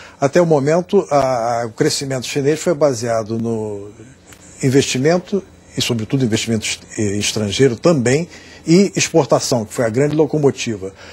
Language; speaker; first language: Portuguese; native; Portuguese